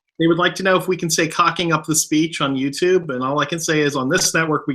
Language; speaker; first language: English; native; English